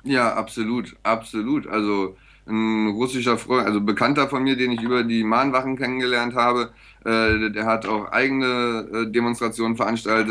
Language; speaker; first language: German; native; German